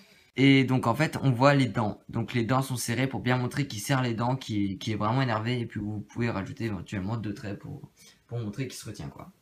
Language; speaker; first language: French; native; French